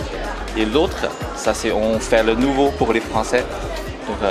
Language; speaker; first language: French; non-native, learner; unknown